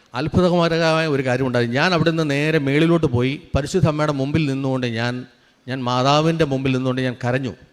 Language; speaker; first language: Malayalam; native; Malayalam